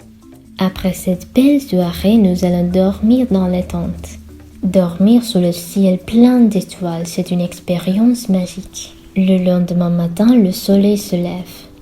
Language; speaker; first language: French; non-native, fluent; Sinhala